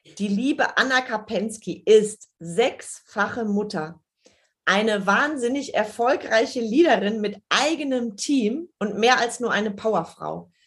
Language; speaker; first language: German; native; German